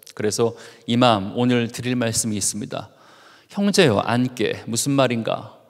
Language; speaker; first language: Korean; native; Korean